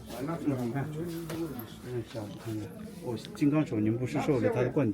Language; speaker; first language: Chinese; non-native, fluent; Tibetan